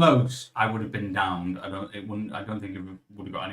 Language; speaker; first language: English; native; English